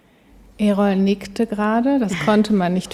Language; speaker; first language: German; native; German